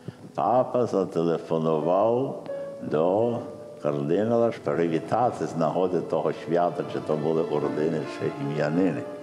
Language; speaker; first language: Ukrainian; early bilingual, heritage; Ukrainian